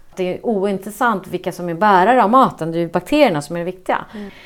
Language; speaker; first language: Swedish; native; Swedish